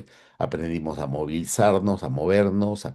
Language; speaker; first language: Spanish; native; Spanish